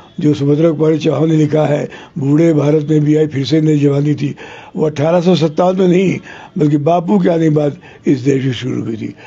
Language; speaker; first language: Hindi; non-native, local second language; Telugu